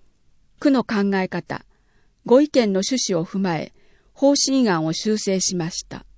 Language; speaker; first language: Japanese; native; Japanese